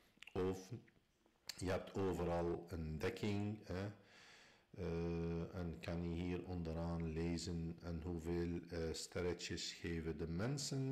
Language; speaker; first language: Dutch; non-native, fluent; Arabic